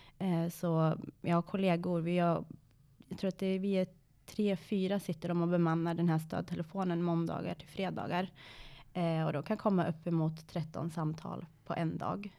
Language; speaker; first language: Swedish; early bilingual, other home language; Persian